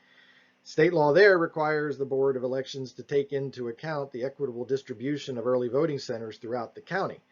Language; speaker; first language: English; native; English